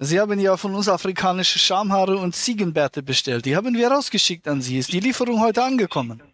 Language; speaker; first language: German; native; German